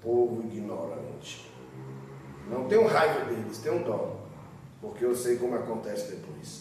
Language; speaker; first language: Portuguese; native; Portuguese